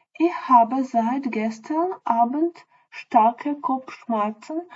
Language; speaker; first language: German; non-native, fluent; Ukrainian